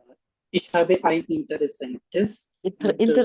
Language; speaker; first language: German; non-native, learner; Hindi